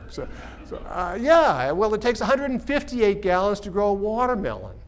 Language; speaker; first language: English; native; English